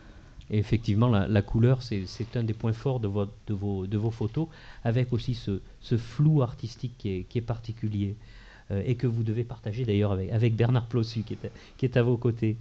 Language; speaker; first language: French; native; French